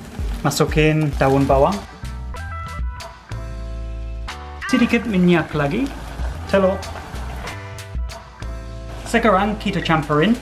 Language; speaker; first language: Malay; non-native, learner; English